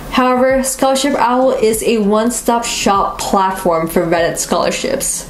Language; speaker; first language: English; native; English